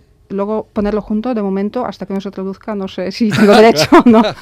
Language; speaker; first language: Spanish; non-native, fluent; Polish